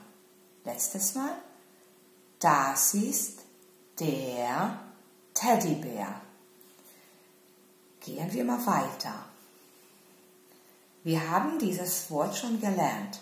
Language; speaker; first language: German; non-native, fluent; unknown